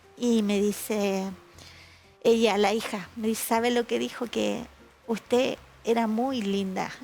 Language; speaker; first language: Spanish; native; Spanish